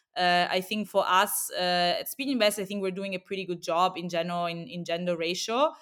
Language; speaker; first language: English; non-native, fluent; Italian